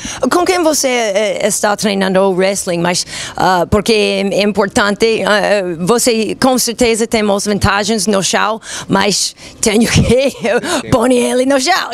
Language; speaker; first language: Portuguese; non-native, learner; English